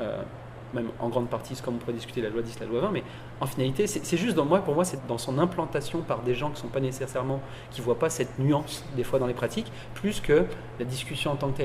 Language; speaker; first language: French; native; French